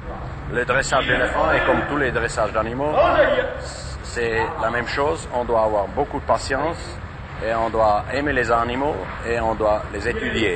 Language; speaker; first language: French; non-native, fluent; German